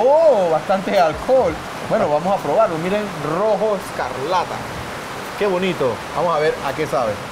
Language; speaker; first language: Spanish; native; Spanish